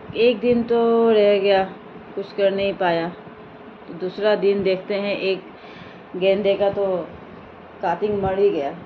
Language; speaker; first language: Hindi; non-native, local second language; Assamese